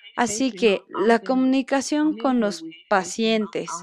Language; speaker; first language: Spanish; non-native, fluent; Chinese